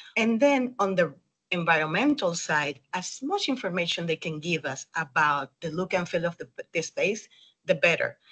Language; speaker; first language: English; non-native, fluent; Spanish